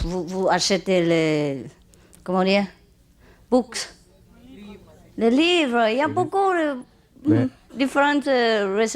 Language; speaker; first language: French; non-native, learner; Vietnamese